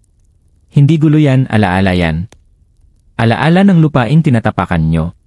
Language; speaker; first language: Filipino; native; Filipino